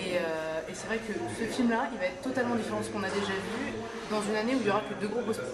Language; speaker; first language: French; native; French